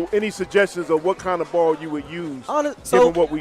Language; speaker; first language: English; native; English